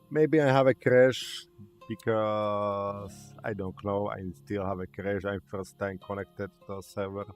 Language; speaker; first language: English; non-native, learner; Slovak